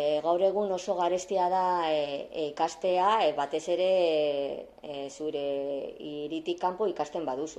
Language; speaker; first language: Basque; non-native, learner; Spanish